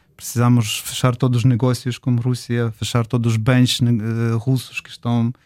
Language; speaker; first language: Portuguese; non-native, fluent; Ukrainian